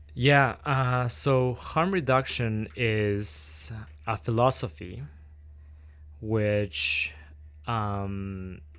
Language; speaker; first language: English; non-native, fluent; Spanish